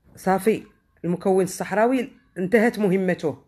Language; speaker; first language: Arabic; native; Arabic